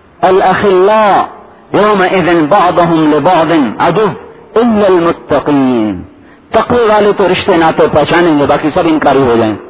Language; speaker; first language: Urdu; non-native, local second language; Saraiki